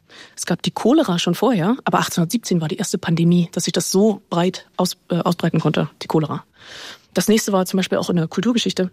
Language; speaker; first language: German; native; German